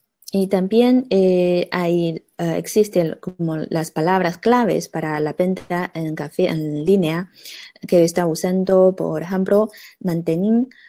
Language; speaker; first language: Spanish; non-native, fluent; Chinese